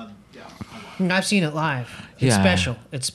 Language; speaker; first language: English; native; English